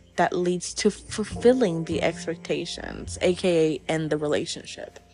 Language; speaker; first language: English; non-native, local second language; Spanish